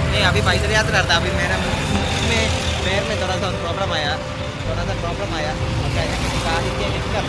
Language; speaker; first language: Hindi; non-native, local second language; Malayalam